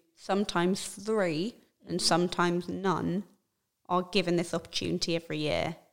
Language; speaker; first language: English; native; English